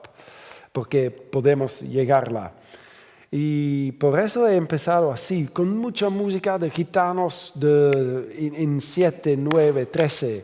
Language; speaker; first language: Spanish; non-native, fluent; Dutch